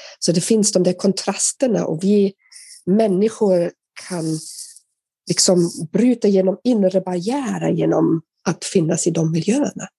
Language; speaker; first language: Swedish; non-native, fluent; German